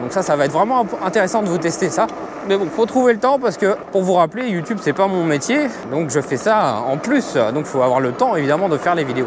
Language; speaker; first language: French; native; French